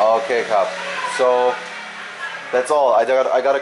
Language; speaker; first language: English; non-native, learner; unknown